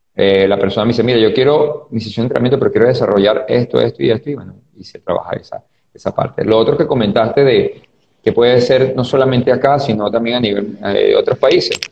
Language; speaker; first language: Spanish; native; Spanish